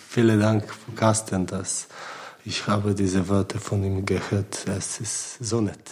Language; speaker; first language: German; non-native, learner; Polish